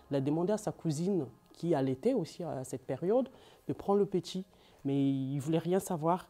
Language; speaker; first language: French; non-native, local second language; Lingala